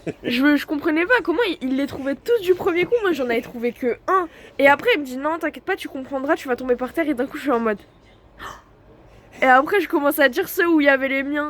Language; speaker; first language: French; native; French